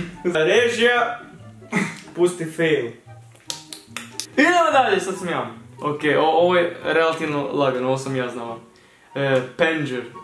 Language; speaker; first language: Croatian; early bilingual, heritage; Croatian